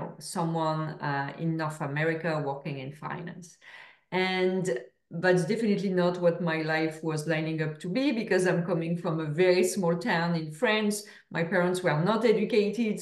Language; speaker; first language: English; non-native, fluent; French